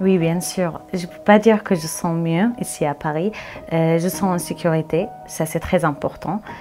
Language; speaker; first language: French; non-native, fluent; Arabic